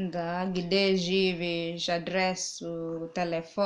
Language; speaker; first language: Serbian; non-native, learner; English